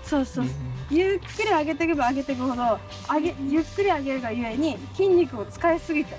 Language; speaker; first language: Japanese; native; Japanese